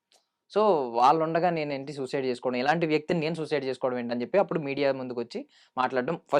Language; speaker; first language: Telugu; native; Telugu